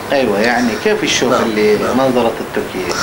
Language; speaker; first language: Arabic; non-native, learner; Turkish